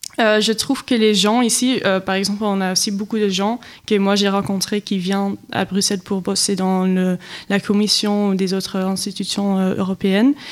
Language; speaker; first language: French; non-native, local second language; Dutch